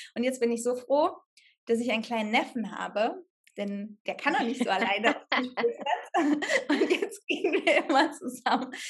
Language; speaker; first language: German; native; German